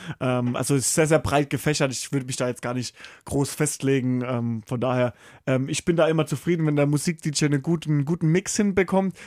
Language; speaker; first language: German; native; German